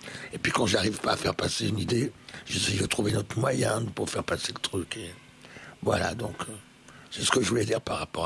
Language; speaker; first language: French; native; French